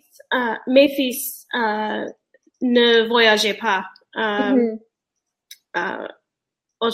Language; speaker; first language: French; non-native, learner; English